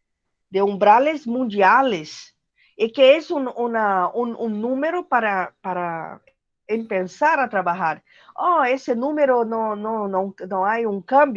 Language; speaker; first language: Spanish; non-native, learner; Portuguese